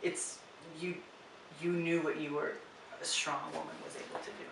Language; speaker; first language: English; native; English